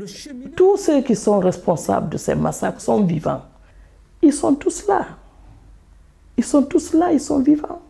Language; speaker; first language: French; non-native, local second language; Fula